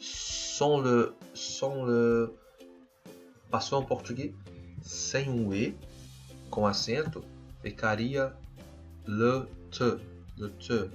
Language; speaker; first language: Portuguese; non-native, fluent; French